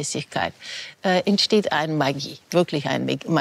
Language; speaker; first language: German; non-native, fluent; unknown